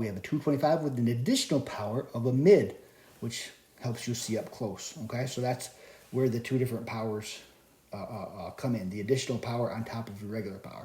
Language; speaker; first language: English; native; English